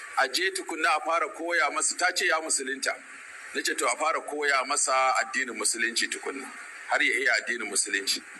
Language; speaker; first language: Hausa; native; Hausa